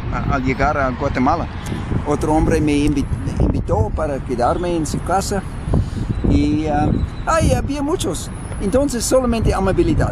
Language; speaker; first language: Spanish; non-native, fluent; English